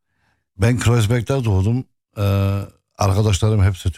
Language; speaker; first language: Turkish; early bilingual, heritage; Arabic